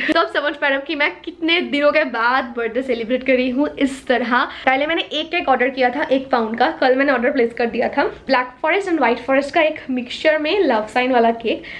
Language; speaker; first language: Hindi; non-native, local second language; Bangla